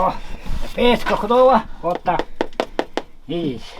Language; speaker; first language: Russian; non-native, local second language; Yakut